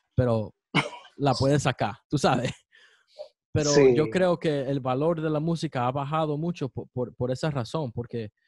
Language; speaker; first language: Spanish; early bilingual, heritage; Spanish